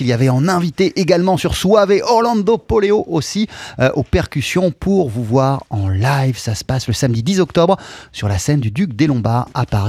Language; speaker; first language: French; native; French